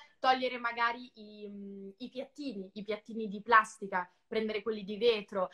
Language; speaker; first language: Italian; native; Italian